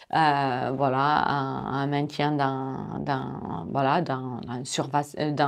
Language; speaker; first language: French; non-native, fluent; German